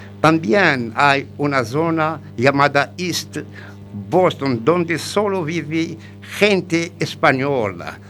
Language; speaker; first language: Spanish; non-native, learner; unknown